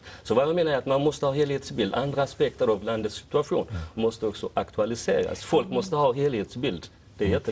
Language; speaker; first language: Swedish; early bilingual, other home language; Tigrinya